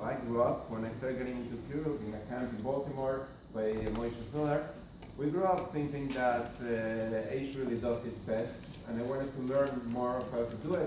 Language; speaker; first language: English; non-native, fluent; Spanish